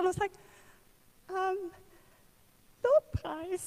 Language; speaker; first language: German; non-native, fluent; English